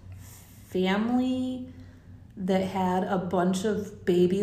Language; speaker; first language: English; native; English